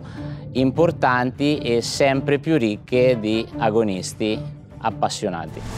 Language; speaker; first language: Italian; native; Italian